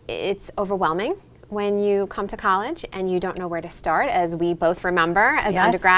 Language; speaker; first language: English; native; English